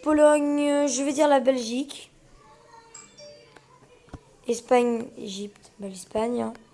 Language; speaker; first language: French; early bilingual, other home language; Portuguese